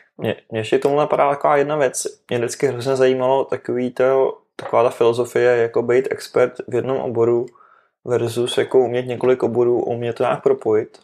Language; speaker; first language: Czech; native; Czech